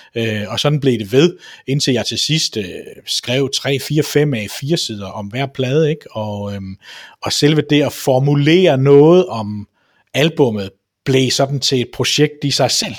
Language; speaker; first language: Danish; native; Danish